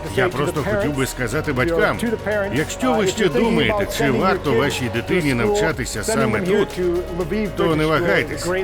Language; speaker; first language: Ukrainian; non-native, fluent; English